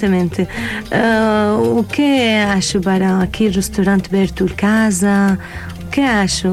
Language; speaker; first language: Portuguese; non-native, learner; Arabic